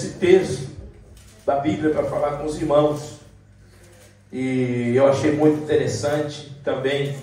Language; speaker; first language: Portuguese; native; Portuguese